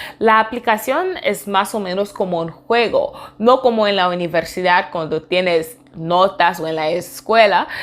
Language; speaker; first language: Spanish; non-native, fluent; French